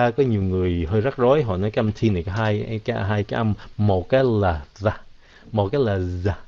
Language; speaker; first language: Vietnamese; early bilingual, heritage; Vietnamese